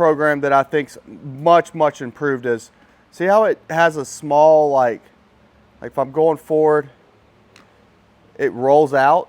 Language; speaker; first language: English; native; English